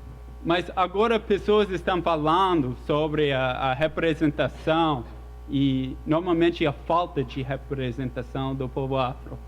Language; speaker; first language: Portuguese; non-native, fluent; English